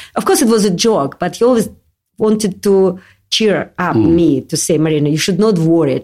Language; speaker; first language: English; non-native, learner; Russian